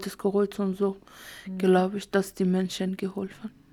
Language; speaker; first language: German; non-native, learner; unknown